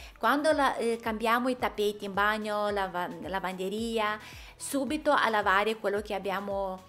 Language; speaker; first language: Italian; non-native, fluent; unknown